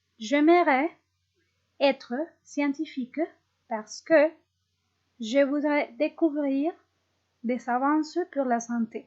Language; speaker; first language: French; non-native, fluent; Spanish